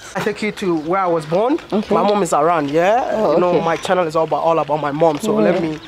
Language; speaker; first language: English; non-native, local second language; Akan